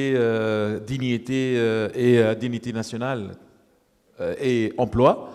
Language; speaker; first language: French; non-native, local second language; Arabic